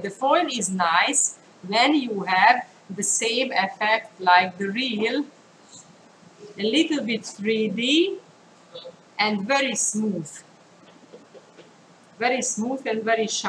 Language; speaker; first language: English; non-native, fluent; Hungarian